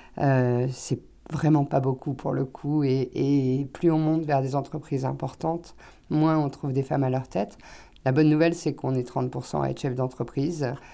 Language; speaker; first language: French; native; French